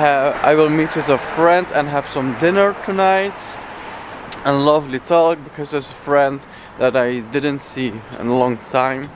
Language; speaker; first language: English; non-native, fluent; Dutch